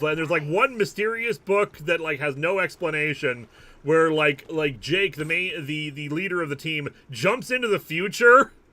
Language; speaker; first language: English; native; English